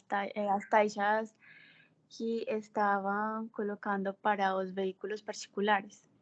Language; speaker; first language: Portuguese; non-native, fluent; Spanish